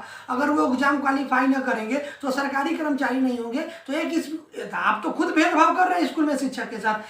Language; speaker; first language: Hindi; native; Hindi